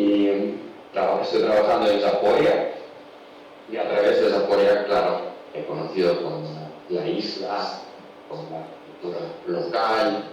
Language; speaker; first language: Spanish; non-native, learner; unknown